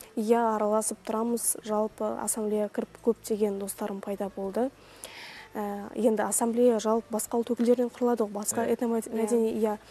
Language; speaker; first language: Kazakh; non-native, local second language; Russian